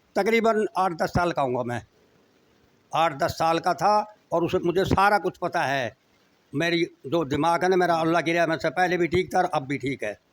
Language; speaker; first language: Hindi; native; Hindi